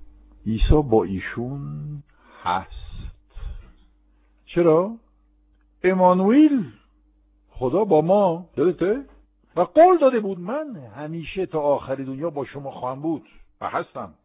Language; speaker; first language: Persian; non-native, fluent; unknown